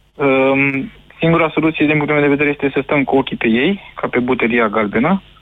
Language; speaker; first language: Romanian; native; Romanian